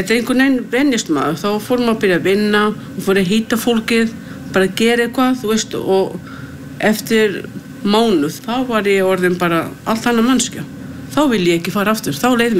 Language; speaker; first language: Icelandic; non-native, fluent; Portuguese